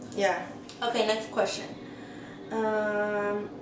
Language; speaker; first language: English; native; English